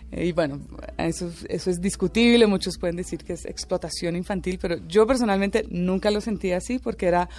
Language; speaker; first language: Spanish; native; Spanish